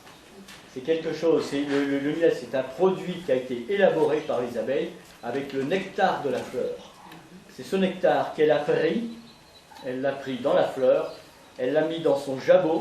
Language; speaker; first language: French; native; French